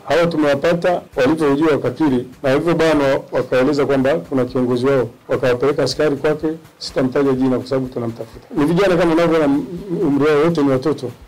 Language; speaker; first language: Swahili; native; Swahili